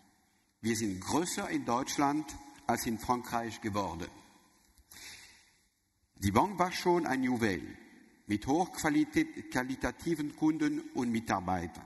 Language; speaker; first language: German; non-native, learner; French